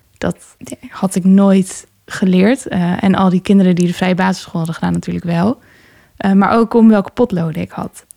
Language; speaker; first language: Dutch; native; Dutch